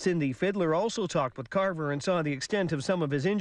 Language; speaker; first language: English; native; English